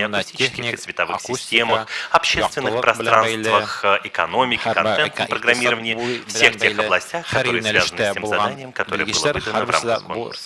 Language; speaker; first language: Russian; native; Russian